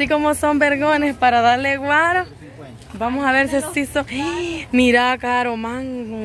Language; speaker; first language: Spanish; native; Spanish